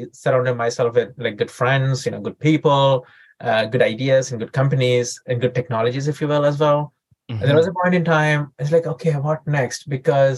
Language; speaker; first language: English; non-native, local second language; Telugu